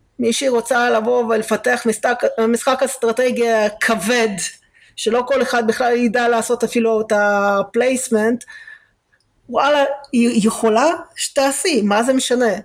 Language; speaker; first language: Hebrew; early bilingual, other home language; Russian